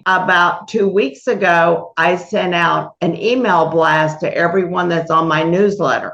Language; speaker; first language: English; native; English